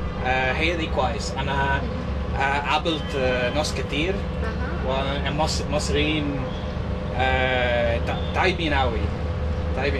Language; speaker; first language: Arabic; non-native, learner; English